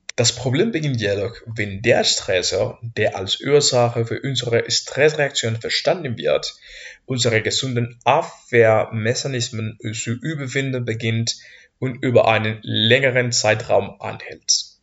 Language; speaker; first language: German; non-native, fluent; Spanish